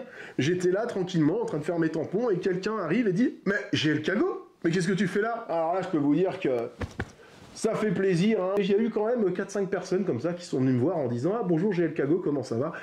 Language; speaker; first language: French; native; French